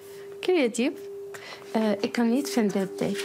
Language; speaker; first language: Dutch; non-native, learner; Arabic